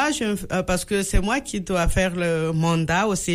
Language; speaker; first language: French; non-native, learner; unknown